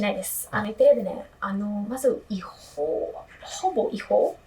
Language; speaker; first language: Japanese; non-native, fluent; Italian